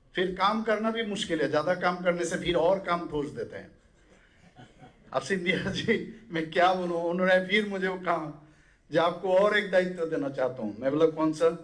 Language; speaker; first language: Hindi; non-native, local second language; Bangla